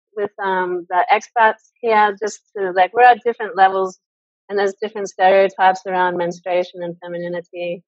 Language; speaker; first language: English; native; English